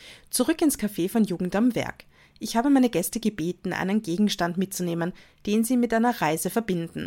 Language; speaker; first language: German; native; German